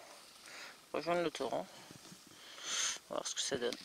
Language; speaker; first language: French; native; French